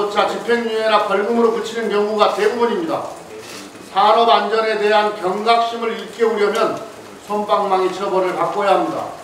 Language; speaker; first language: Korean; native; Korean